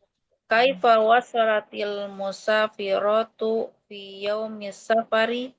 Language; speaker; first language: Arabic; non-native, learner; Indonesian